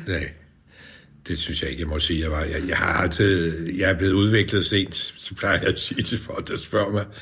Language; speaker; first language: Danish; native; Danish